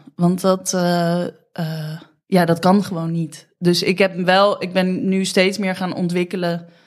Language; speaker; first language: Dutch; native; Dutch